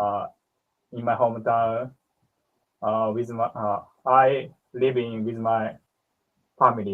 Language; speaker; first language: English; non-native, learner; Japanese